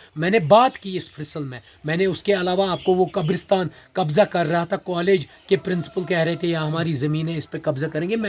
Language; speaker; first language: Urdu; non-native, local second language; Kashmiri